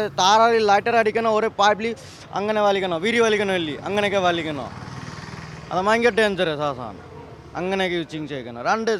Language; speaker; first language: Malayalam; non-native, local second language; Bangla